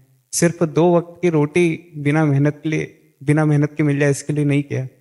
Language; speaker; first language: Hindi; native; Hindi